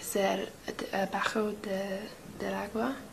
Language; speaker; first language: Spanish; non-native, learner; English